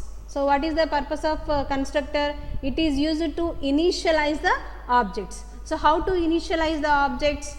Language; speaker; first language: English; non-native, local second language; Telugu